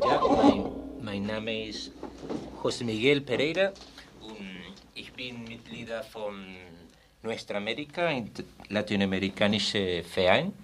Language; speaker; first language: German; non-native, learner; Spanish